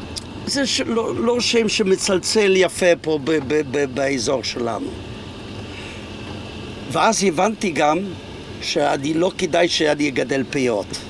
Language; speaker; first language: Hebrew; non-native, fluent; Polish